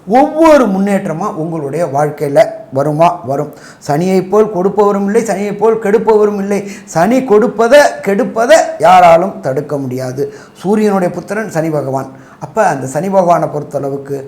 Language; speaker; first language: Tamil; native; Tamil